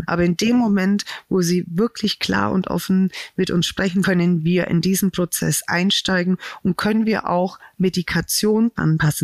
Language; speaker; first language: German; native; German